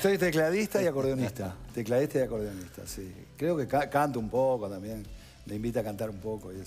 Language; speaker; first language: Spanish; native; Spanish